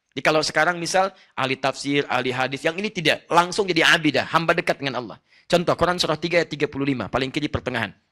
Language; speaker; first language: Indonesian; non-native, fluent; Arabic